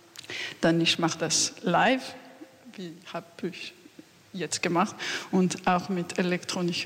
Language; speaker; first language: German; non-native, learner; French